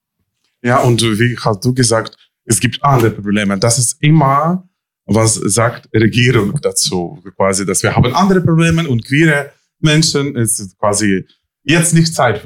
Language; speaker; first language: German; non-native, learner; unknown